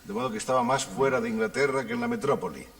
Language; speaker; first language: Spanish; native; Spanish